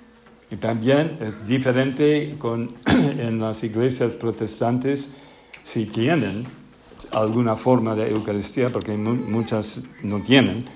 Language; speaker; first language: Spanish; non-native, fluent; English